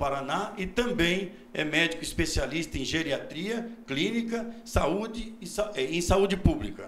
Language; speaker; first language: Portuguese; native; Portuguese